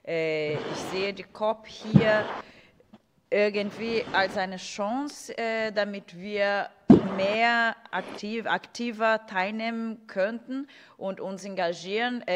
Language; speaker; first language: German; non-native, fluent; Portuguese